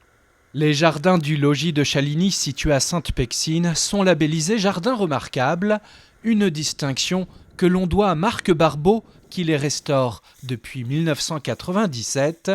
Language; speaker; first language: French; native; French